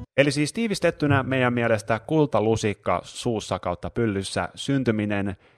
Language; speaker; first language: Finnish; native; Finnish